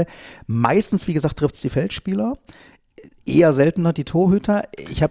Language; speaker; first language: German; native; German